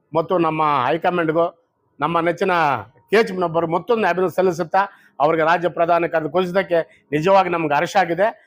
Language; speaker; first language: Kannada; native; Kannada